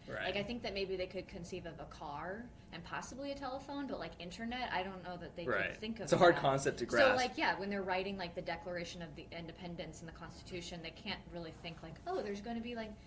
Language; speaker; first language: English; native; English